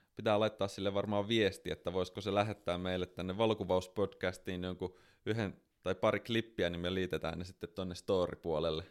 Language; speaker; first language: Finnish; native; Finnish